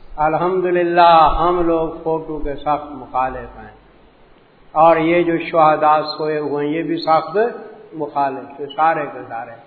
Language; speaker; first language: Urdu; non-native, local second language; Punjabi